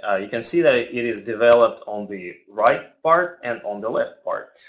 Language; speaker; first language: English; non-native, fluent; Russian